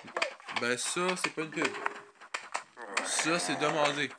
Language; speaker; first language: French; native; French